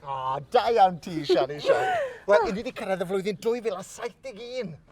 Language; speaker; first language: Welsh; native; Welsh